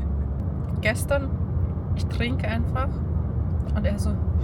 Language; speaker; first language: German; early bilingual, other home language; Bosnian